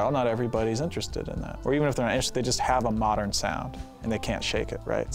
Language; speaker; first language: English; native; English